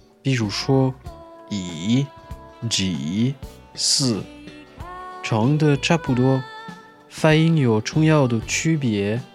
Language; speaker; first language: Chinese; non-native, fluent; French